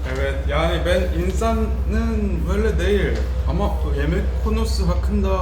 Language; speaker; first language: Turkish; non-native, learner; Korean